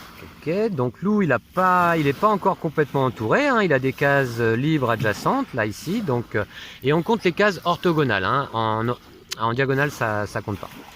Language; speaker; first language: French; native; French